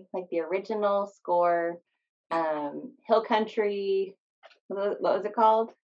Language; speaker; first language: English; native; English